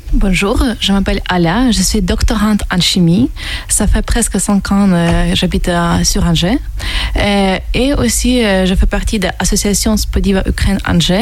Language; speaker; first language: French; non-native, fluent; Ukrainian